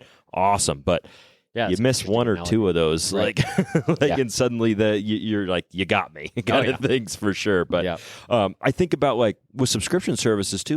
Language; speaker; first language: English; native; English